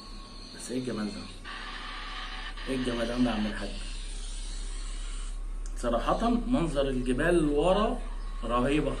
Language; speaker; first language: Arabic; native; Arabic